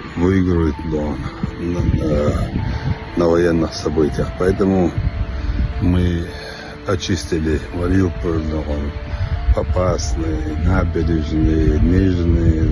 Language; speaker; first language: Russian; non-native, local second language; Chechen